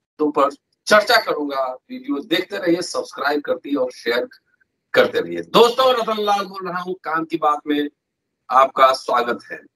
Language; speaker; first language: Hindi; native; Hindi